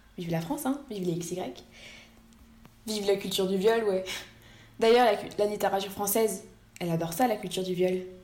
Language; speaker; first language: French; native; French